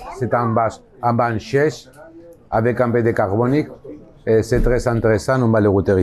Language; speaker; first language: French; non-native, learner; Basque